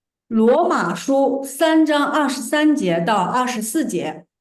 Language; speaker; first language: Chinese; native; Chinese